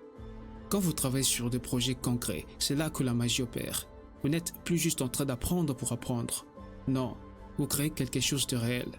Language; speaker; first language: French; native; French